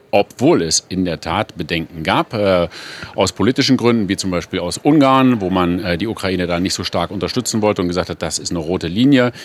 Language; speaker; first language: German; native; German